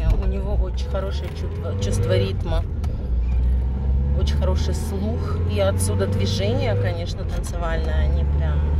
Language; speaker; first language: Russian; native; Russian